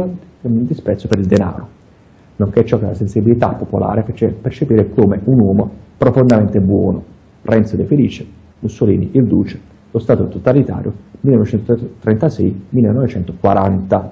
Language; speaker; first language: Italian; native; Italian